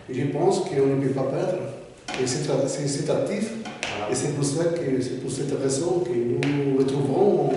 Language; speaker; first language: French; non-native, fluent; Spanish